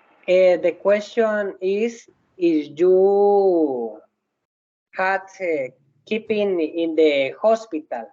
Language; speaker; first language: English; non-native, learner; Spanish